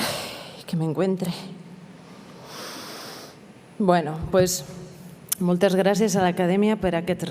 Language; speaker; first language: Catalan; non-native, fluent; Basque